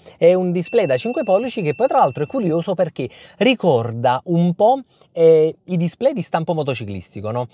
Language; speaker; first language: Italian; native; Italian